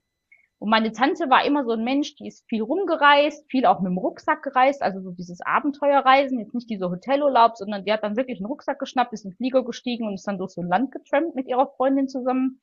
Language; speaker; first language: German; native; German